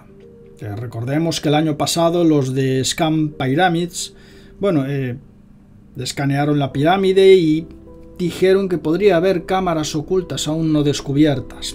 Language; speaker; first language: Spanish; native; Spanish